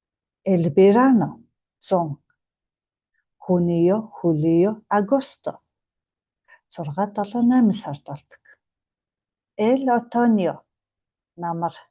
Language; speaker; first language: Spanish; non-native, fluent; Mongolian